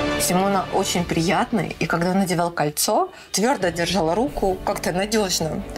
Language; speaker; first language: Russian; native; Russian